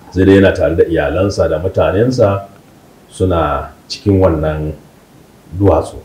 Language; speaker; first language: Hausa; non-native, local second language; Kanuri